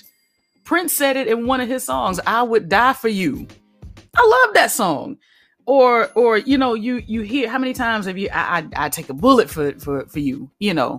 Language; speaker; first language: English; native; English